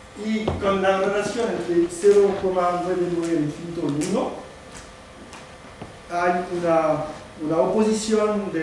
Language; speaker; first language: Spanish; non-native, fluent; French